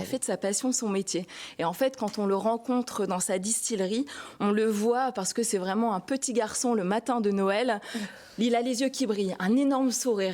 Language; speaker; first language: French; native; French